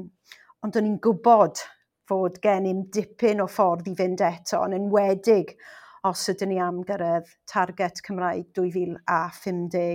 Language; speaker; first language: Welsh; non-native, local second language; English